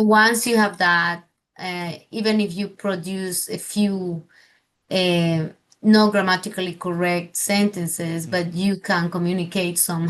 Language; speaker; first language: English; non-native, fluent; Spanish